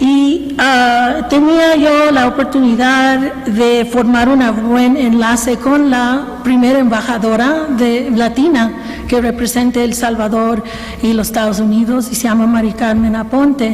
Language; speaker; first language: Spanish; early bilingual, heritage; Spanish